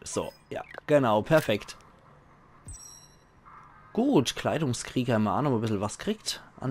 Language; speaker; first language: German; native; German